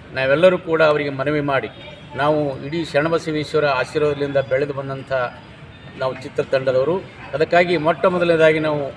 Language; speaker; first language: Kannada; native; Kannada